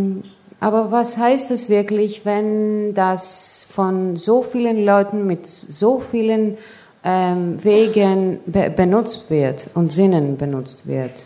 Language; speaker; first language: German; non-native, fluent; Greek